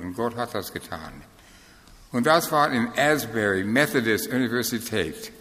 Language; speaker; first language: German; non-native, fluent; English